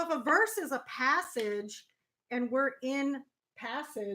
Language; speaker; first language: English; native; English